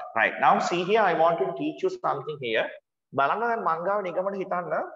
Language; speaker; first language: English; non-native, local second language; Sinhala